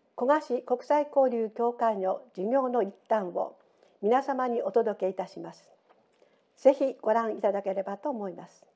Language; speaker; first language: Japanese; native; Japanese